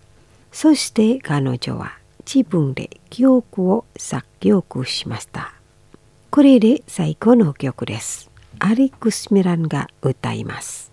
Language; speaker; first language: Japanese; non-native, fluent; Indonesian